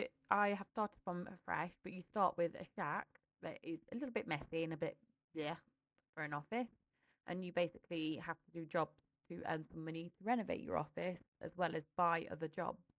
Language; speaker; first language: English; native; English